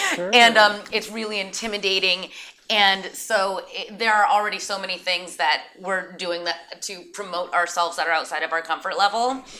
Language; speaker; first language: English; native; English